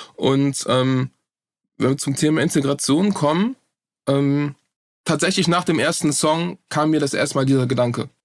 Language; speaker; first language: German; native; German